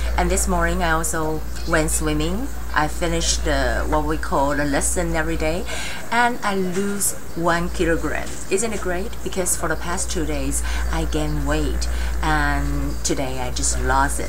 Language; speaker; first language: English; non-native, fluent; Chinese